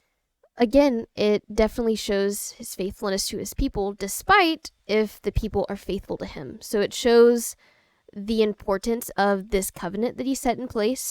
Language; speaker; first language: English; native; English